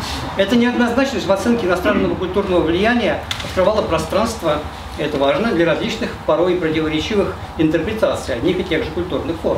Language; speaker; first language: Russian; native; Russian